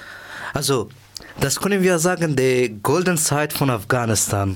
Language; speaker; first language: German; non-native, learner; Persian